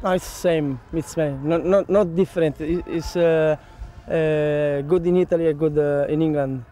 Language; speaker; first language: English; non-native, learner; Italian